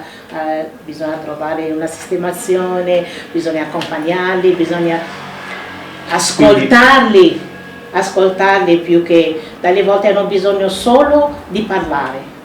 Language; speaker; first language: Italian; non-native, fluent; Arabic